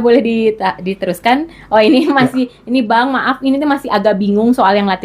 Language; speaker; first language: Indonesian; native; Indonesian